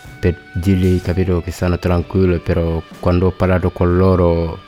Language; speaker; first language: Italian; non-native, learner; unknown